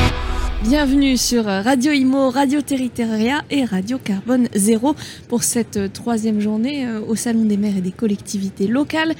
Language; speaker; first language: French; native; French